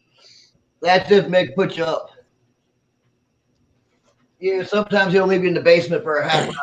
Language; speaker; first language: English; native; English